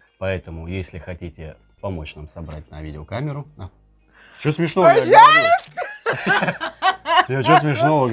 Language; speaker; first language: Russian; native; Russian